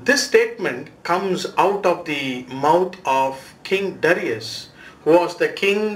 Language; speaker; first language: English; non-native, local second language; Tamil